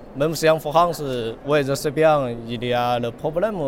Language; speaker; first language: French; non-native, fluent; Chinese